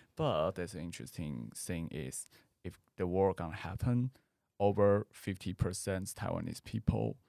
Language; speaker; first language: English; non-native, fluent; Chinese